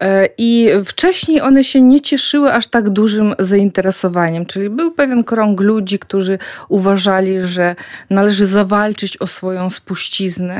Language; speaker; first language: Polish; non-native, fluent; Ukrainian